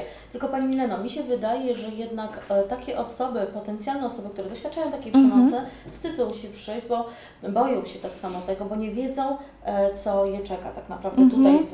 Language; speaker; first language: Polish; native; Polish